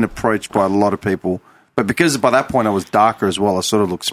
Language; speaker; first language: English; non-native, local second language; Greek